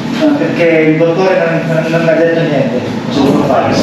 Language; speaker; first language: Italian; non-native, learner; Filipino